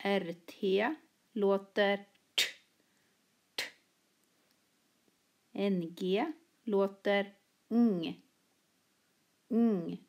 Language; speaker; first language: Swedish; native; Swedish